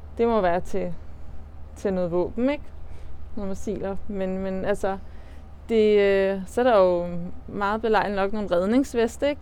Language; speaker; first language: Danish; native; Danish